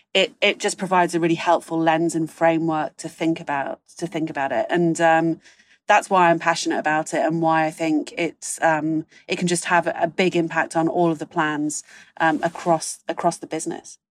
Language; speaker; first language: English; native; English